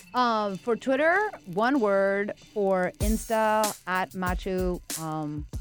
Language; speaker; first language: English; early bilingual, other home language; Spanish